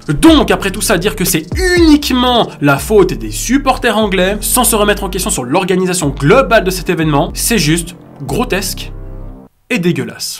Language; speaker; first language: French; native; French